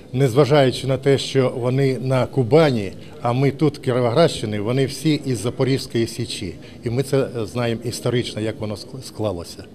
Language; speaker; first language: Ukrainian; native; Ukrainian